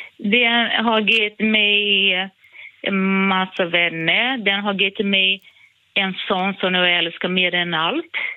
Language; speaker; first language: Swedish; non-native, fluent; Portuguese